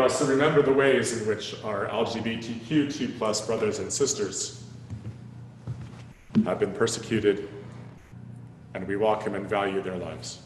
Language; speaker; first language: English; native; English